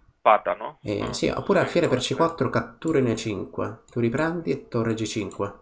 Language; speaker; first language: Italian; native; Italian